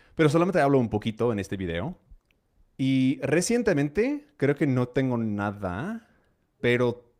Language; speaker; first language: Spanish; non-native, fluent; English